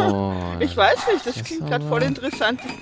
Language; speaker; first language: German; native; German